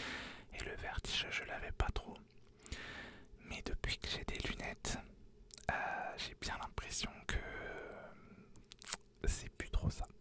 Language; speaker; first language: French; native; French